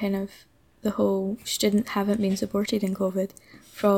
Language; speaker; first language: English; native; English